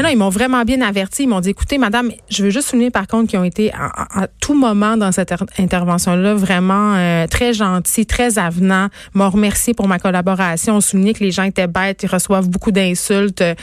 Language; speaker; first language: French; native; French